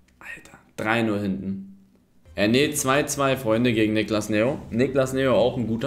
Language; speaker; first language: German; native; German